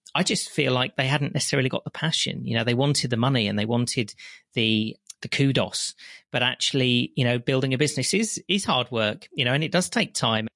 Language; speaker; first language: English; native; English